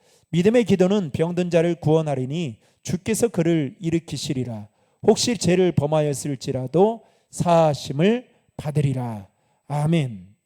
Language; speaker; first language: Korean; native; Korean